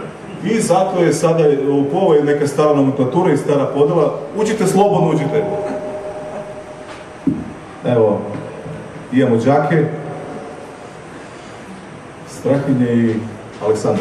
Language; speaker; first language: Serbian; native; Serbian